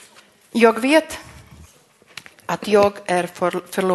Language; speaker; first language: Swedish; non-native, fluent; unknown